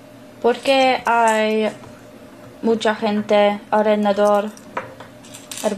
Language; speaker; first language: Spanish; non-native, learner; English